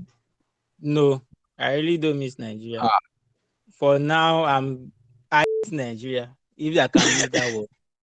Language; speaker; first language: English; non-native, local second language; Yoruba